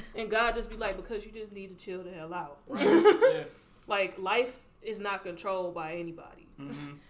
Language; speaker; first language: English; native; English